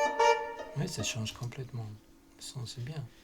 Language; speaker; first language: French; non-native, fluent; English